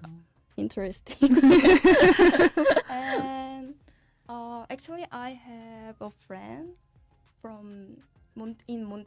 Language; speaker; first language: English; non-native, learner; Korean